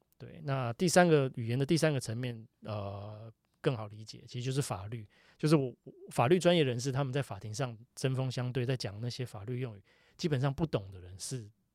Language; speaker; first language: Chinese; native; Chinese